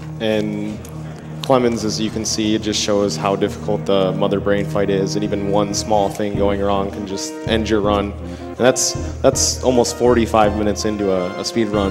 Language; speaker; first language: English; native; English